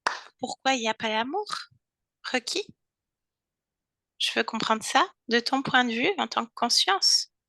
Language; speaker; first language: French; native; French